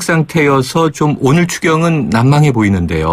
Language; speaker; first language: Korean; native; Korean